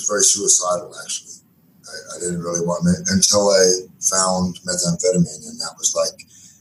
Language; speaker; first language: English; native; English